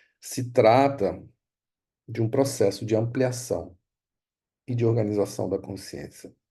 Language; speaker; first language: Portuguese; early bilingual, other home language; Italian